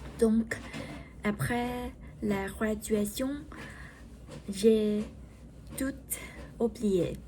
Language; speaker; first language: French; non-native, learner; Vietnamese